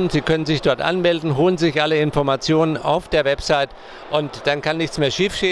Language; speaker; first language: German; native; German